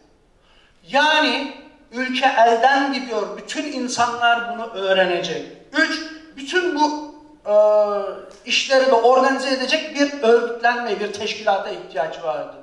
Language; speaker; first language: Turkish; native; Turkish